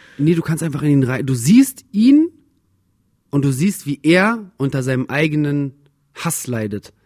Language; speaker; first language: German; early bilingual, other home language; Russian